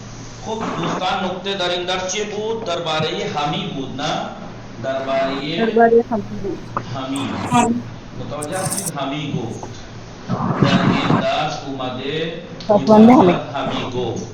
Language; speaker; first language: Persian; non-native, fluent; Urdu